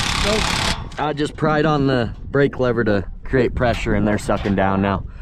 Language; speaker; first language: English; native; English